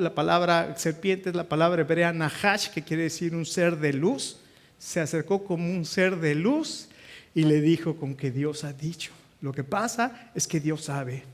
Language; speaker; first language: Spanish; native; Spanish